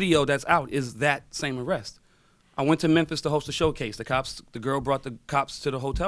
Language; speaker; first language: English; native; English